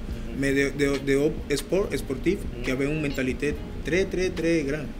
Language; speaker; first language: French; non-native, learner; Spanish